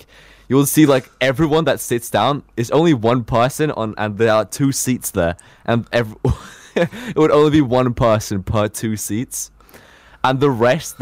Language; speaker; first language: English; non-native, fluent; Norwegian